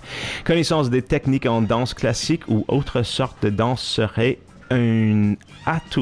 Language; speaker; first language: French; non-native, fluent; English